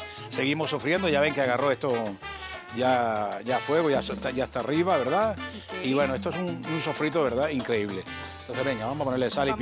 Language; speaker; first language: Spanish; native; Spanish